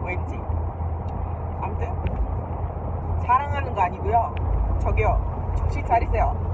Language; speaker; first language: Korean; non-native, fluent; Malay